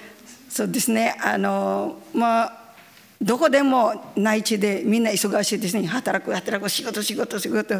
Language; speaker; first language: Japanese; non-native, learner; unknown